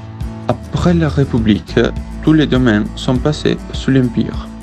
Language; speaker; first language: French; non-native, learner; Italian